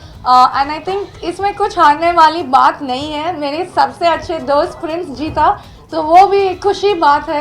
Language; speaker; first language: Hindi; non-native, local second language; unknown